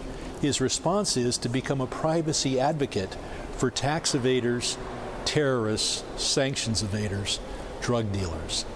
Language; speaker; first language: English; native; English